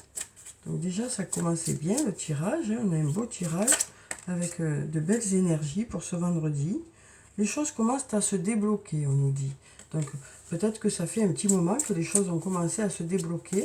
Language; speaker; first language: French; native; French